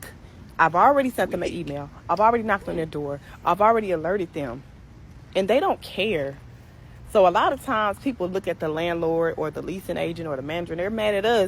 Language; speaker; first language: English; native; English